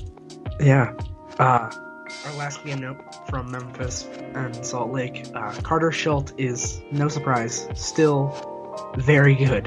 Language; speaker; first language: English; native; English